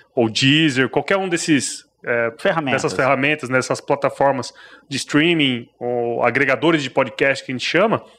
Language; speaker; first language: Portuguese; native; Portuguese